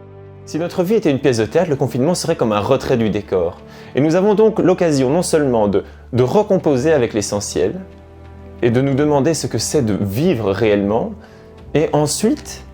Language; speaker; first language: French; native; French